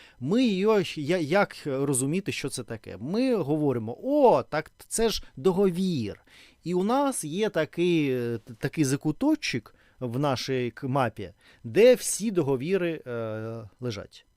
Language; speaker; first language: Ukrainian; non-native, learner; Russian